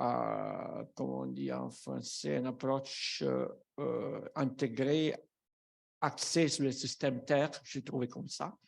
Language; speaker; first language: French; non-native, fluent; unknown